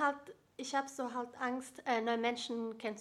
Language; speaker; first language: German; early bilingual, other home language; Bosnian